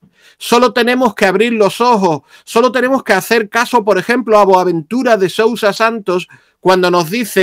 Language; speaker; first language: Spanish; native; Spanish